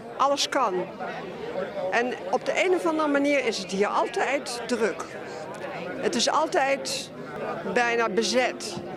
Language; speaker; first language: Dutch; native; Dutch